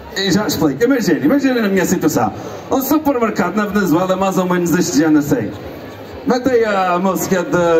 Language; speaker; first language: Portuguese; early bilingual, heritage; Portuguese